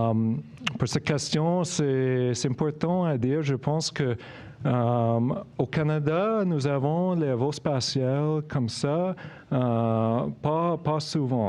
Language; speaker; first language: French; non-native, local second language; English